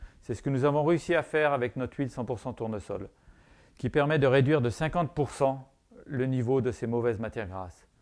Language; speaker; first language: French; native; French